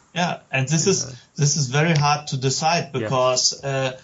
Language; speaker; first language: English; non-native, learner; German